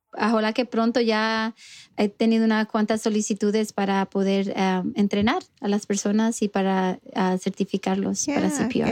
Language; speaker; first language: Spanish; early bilingual, heritage; Spanish